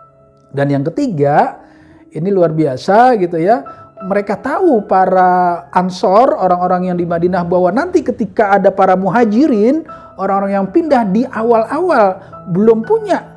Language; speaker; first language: Indonesian; native; Indonesian